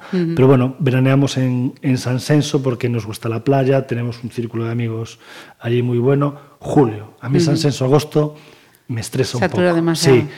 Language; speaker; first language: Spanish; native; Spanish